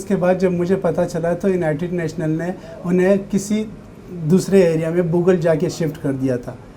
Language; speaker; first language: Hindi; non-native, fluent; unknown